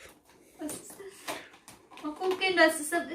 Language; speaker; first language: German; non-native, learner; Filipino